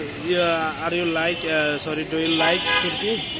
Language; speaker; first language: English; non-native, learner; Bangla